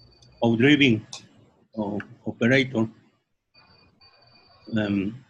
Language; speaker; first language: English; non-native, learner; Spanish